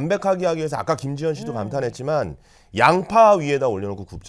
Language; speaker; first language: Korean; native; Korean